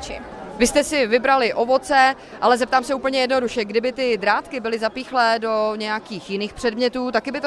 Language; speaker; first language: Czech; native; Czech